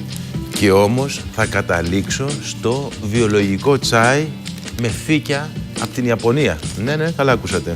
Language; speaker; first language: Greek; native; Greek